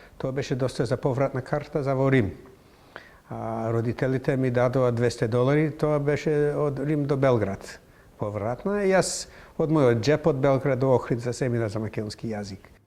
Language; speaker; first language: Macedonian; non-native, fluent; English